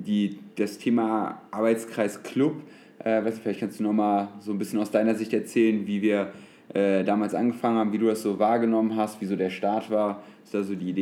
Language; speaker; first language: German; native; German